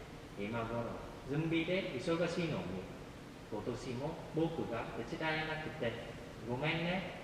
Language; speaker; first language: Japanese; non-native, fluent; Vietnamese